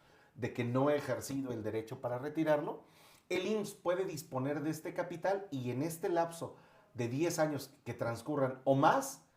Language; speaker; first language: Spanish; native; Spanish